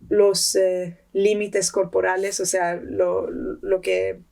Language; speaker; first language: Spanish; early bilingual, heritage; Spanish